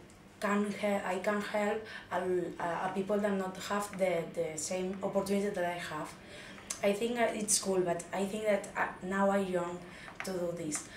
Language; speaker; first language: English; non-native, learner; Spanish